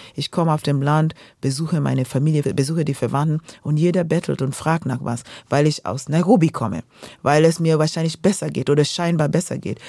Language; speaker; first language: German; non-native, fluent; Luo (Kenya and Tanzania)